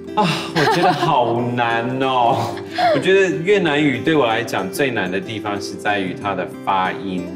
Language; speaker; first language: Chinese; native; Chinese